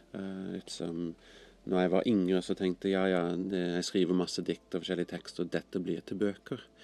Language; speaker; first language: Norwegian; non-native, fluent; English